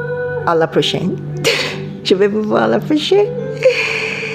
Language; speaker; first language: French; non-native, learner; English